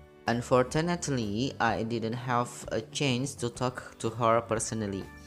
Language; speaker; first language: English; non-native, fluent; Indonesian